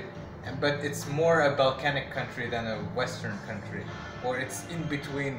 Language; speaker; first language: English; non-native, fluent; French